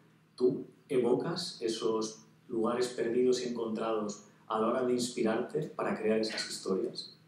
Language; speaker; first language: Spanish; native; Spanish